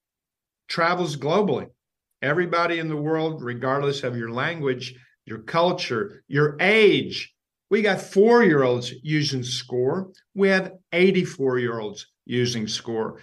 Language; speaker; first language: English; native; English